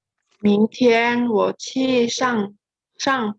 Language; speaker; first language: Chinese; non-native, learner; Indonesian